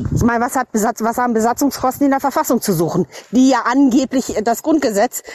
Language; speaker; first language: German; native; German